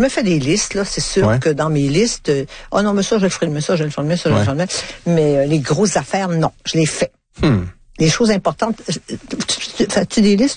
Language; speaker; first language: French; native; French